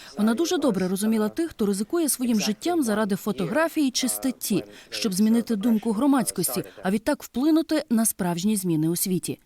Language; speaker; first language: Ukrainian; native; Ukrainian